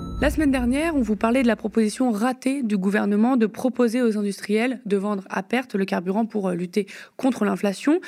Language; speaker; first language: French; native; French